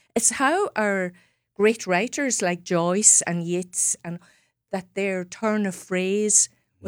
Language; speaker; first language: English; non-native, local second language; Irish